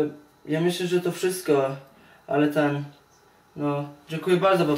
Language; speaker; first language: Polish; early bilingual, heritage; Polish